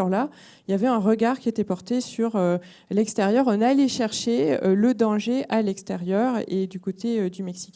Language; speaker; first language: French; native; French